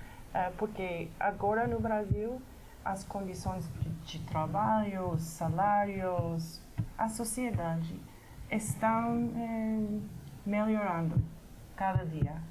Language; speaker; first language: Portuguese; non-native, fluent; English